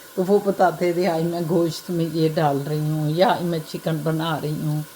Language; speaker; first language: Urdu; non-native, local second language; Punjabi